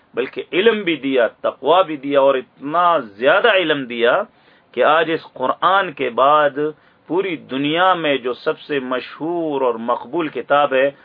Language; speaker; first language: Urdu; native; Urdu